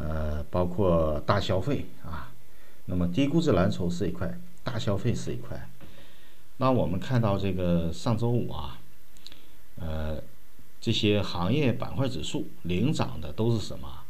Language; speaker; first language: Chinese; native; Chinese